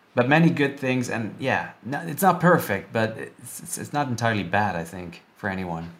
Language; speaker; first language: English; non-native, fluent; Dutch